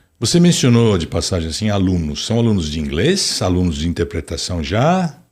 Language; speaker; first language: Portuguese; native; Portuguese